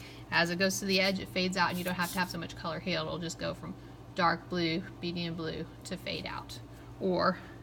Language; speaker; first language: English; native; English